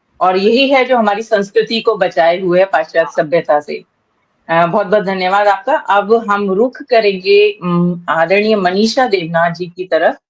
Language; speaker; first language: Hindi; native; Hindi